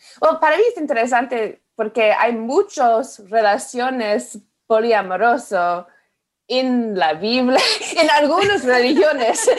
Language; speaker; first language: Spanish; non-native, learner; English